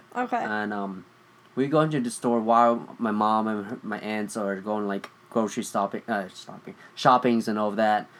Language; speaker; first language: English; early bilingual, other home language; Vietnamese